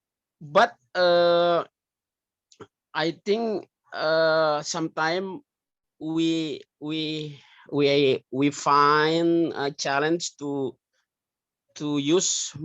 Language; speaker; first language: English; non-native, learner; Indonesian